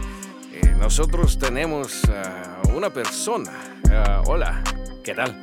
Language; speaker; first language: Spanish; non-native, learner; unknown